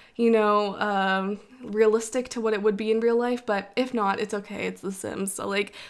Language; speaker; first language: English; native; English